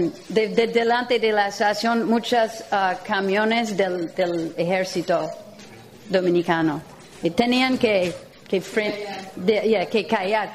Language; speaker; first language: Spanish; non-native, fluent; English